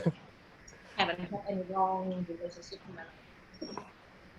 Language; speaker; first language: English; non-native, learner; Vietnamese